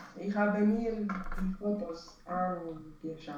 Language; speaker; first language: German; non-native, learner; Romanian